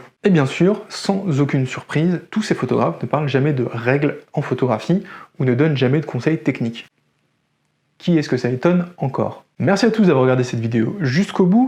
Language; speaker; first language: French; native; French